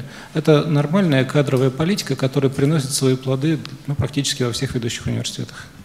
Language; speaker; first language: Russian; native; Russian